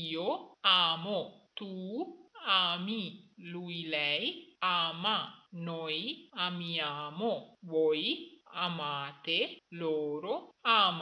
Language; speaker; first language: Italian; non-native, fluent; Sinhala